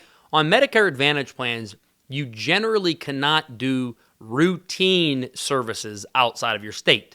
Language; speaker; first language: English; native; English